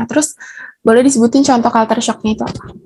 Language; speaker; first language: Indonesian; native; Indonesian